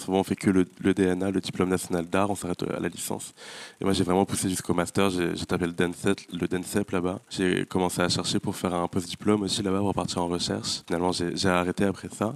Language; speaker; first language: French; native; French